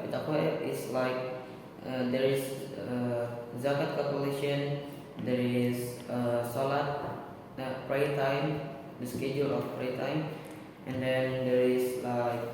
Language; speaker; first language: English; non-native, learner; Indonesian